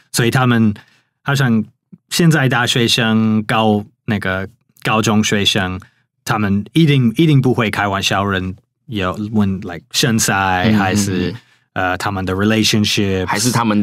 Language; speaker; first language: Chinese; non-native, fluent; English